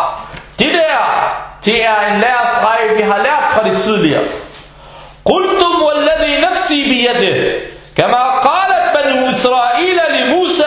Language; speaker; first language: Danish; non-native, fluent; Arabic